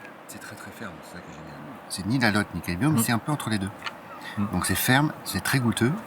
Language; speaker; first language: French; native; French